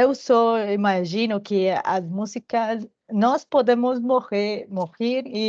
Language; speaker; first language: Portuguese; non-native, learner; Spanish